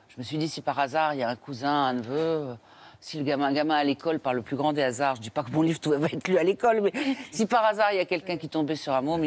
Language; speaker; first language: French; native; French